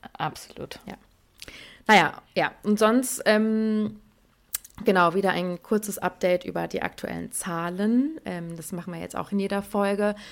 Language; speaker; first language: German; early bilingual, other home language; Persian